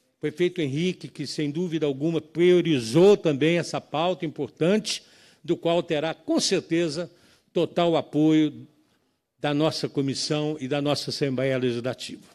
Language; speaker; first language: Portuguese; native; Portuguese